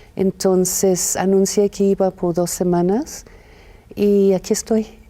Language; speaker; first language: Spanish; non-native, fluent; English